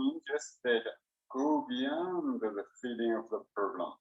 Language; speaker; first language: English; non-native, learner; Chinese